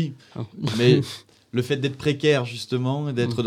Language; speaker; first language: French; native; French